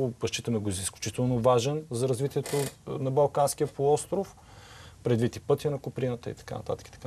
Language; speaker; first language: Bulgarian; native; Bulgarian